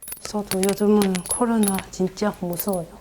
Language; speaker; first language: Korean; non-native, learner; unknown